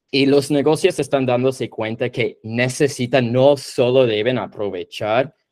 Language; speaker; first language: Spanish; non-native, fluent; English